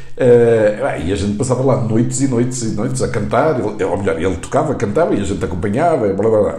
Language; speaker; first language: Portuguese; native; Portuguese